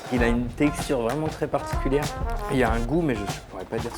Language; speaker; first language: French; native; French